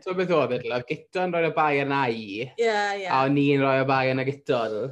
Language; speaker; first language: Welsh; native; Welsh